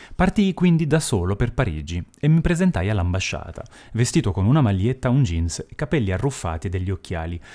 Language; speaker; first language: Italian; early bilingual, heritage; Italian